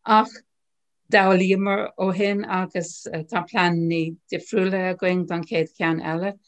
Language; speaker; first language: Irish; non-native, local second language; English